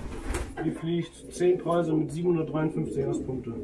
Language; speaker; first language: German; native; German